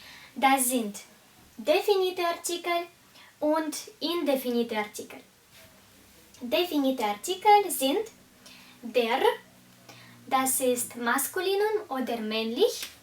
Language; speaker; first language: German; non-native, fluent; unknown